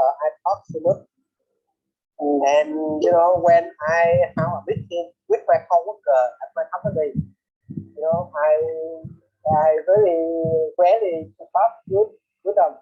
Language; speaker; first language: English; non-native, learner; Vietnamese